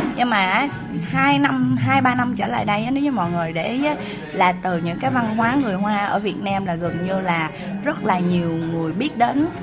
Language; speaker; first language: Vietnamese; non-native, local second language; Cantonese